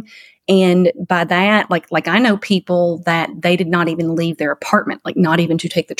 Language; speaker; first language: English; native; English